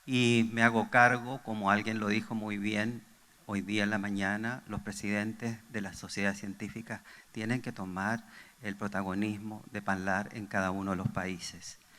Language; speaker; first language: Spanish; native; Spanish